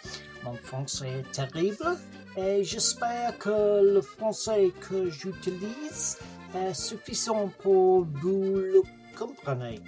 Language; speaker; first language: French; non-native, learner; English